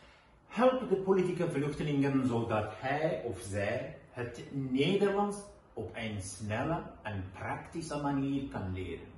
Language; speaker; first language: Dutch; non-native, fluent; Kurdish